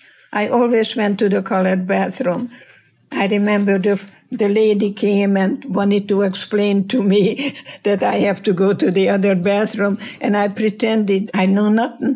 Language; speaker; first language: English; non-native, fluent; Hungarian